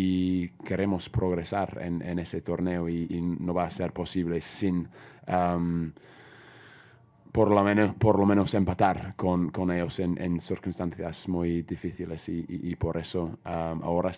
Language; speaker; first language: Spanish; non-native, fluent; English